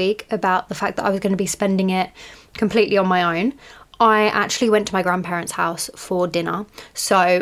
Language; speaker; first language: English; native; English